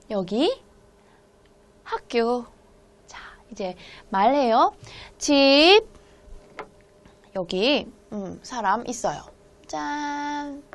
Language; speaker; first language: Korean; non-native, fluent; Hmong